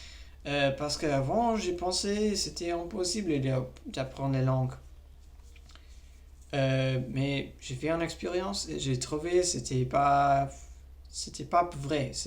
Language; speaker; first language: French; non-native, learner; English